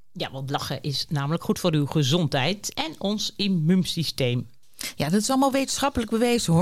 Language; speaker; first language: Dutch; native; Dutch